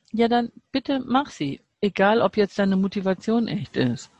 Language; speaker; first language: German; native; German